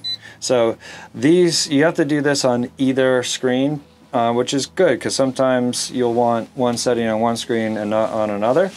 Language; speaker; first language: English; native; English